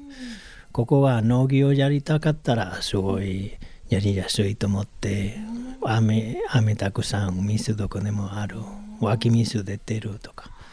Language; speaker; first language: Japanese; non-native, learner; Spanish